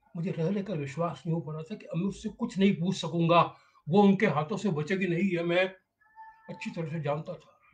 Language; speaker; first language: Hindi; native; Hindi